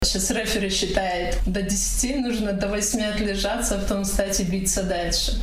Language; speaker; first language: Russian; non-native, local second language; Tajik